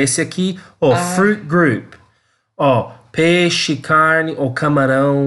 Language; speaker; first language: Portuguese; non-native, learner; English